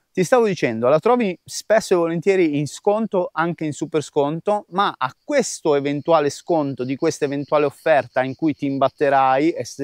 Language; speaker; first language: Italian; native; Italian